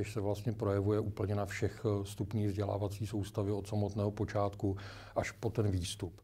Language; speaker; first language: Czech; native; Czech